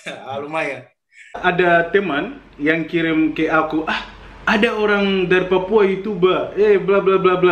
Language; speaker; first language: Indonesian; non-native, fluent; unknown